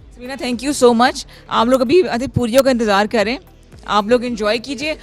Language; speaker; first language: Urdu; non-native, local second language; Punjabi